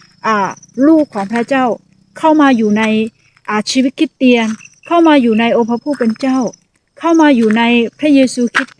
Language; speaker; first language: Thai; non-native, fluent; Akha